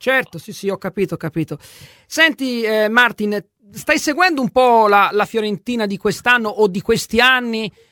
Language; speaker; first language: Italian; native; Italian